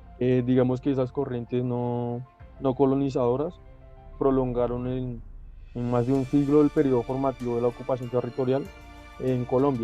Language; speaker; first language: Spanish; native; Spanish